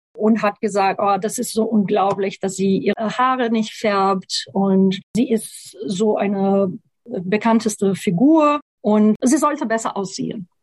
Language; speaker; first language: German; non-native, fluent; Portuguese